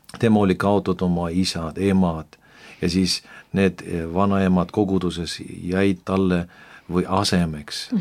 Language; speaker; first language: Estonian; non-native, local second language; Russian